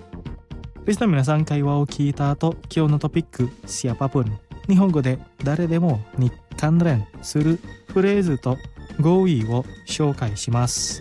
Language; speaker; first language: Japanese; non-native, fluent; Indonesian